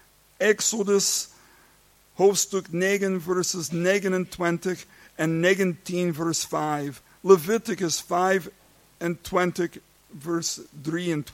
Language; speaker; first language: Dutch; non-native, learner; English